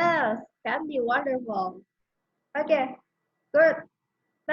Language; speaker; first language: English; non-native, fluent; Indonesian